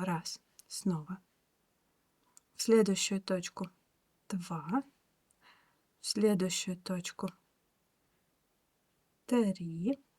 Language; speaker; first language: Russian; native; Russian